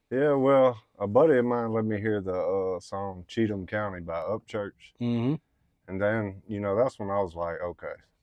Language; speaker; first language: English; native; English